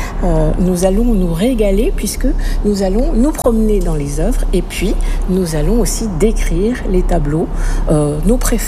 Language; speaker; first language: French; native; French